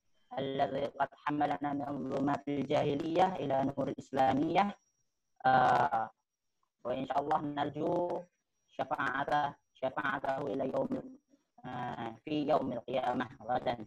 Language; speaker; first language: Arabic; non-native, learner; Indonesian